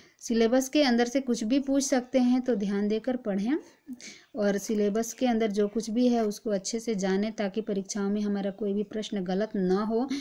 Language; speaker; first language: Hindi; native; Hindi